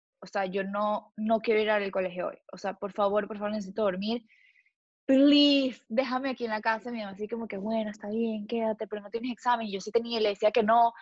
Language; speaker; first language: Spanish; native; Spanish